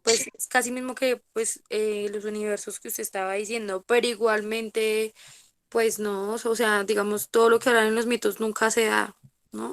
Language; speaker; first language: Spanish; native; Spanish